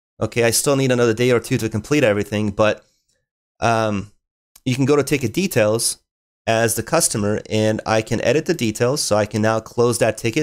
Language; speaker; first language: English; native; English